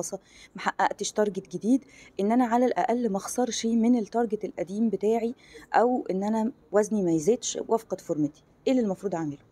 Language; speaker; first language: Arabic; native; Arabic